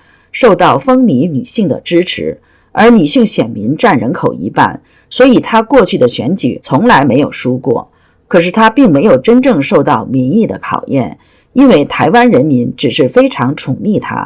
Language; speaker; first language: Chinese; native; Chinese